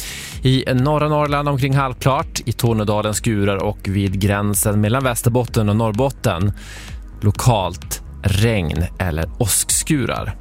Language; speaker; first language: Swedish; native; Swedish